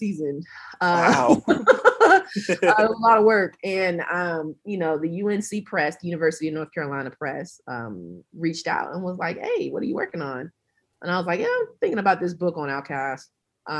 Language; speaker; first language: English; native; English